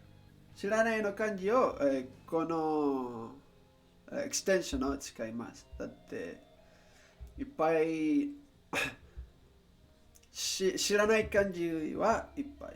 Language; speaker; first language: Japanese; non-native, learner; Spanish